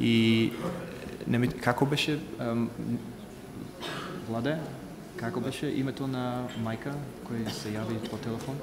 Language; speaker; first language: Macedonian; non-native, fluent; English